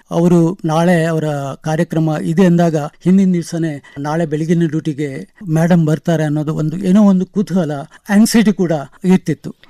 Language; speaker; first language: Kannada; non-native, local second language; Konkani